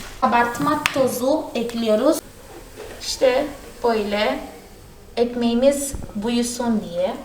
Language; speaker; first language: Turkish; non-native, fluent; Portuguese